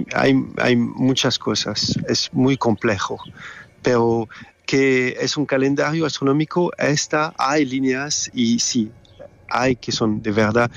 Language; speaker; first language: Spanish; non-native, learner; French